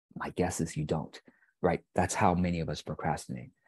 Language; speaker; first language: English; early bilingual, other home language; Chinese